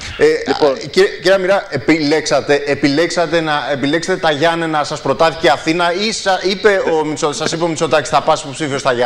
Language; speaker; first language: Greek; native; Greek